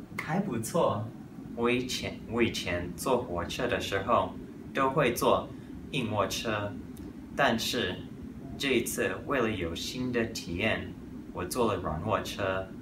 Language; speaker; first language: Chinese; non-native, learner; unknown